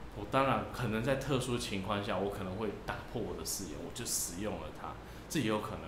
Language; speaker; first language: Chinese; native; Chinese